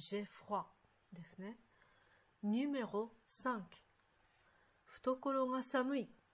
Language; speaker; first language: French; non-native, fluent; Japanese